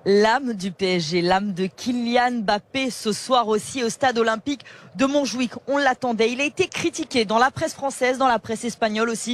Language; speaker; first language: French; native; French